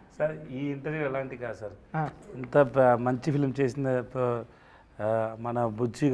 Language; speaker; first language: Telugu; non-native, learner; Tamil